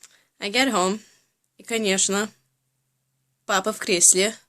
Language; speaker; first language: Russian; early bilingual, heritage; Russian